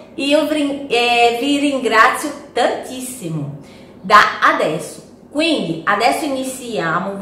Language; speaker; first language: Italian; non-native, fluent; Portuguese